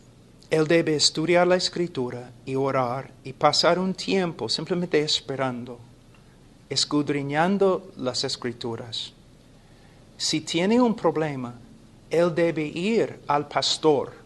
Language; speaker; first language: Spanish; non-native, fluent; English